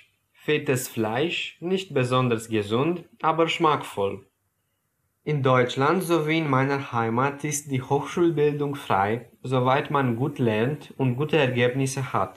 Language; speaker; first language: German; non-native, fluent; Romanian